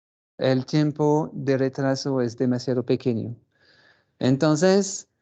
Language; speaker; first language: Spanish; non-native, fluent; French